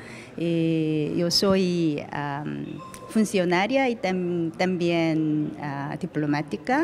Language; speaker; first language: Spanish; non-native, learner; Korean